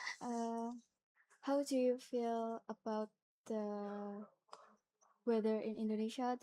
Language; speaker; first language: English; non-native, learner; Indonesian